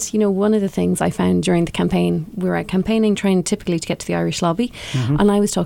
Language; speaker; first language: English; native; English